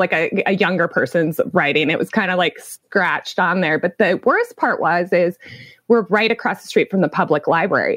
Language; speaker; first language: English; native; English